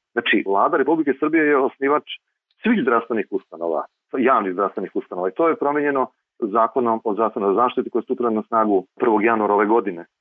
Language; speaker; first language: Serbian; native; Serbian